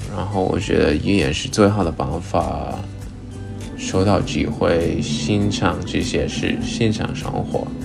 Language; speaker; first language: Chinese; non-native, fluent; English